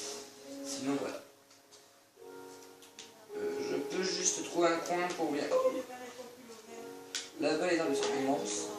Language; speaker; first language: French; native; French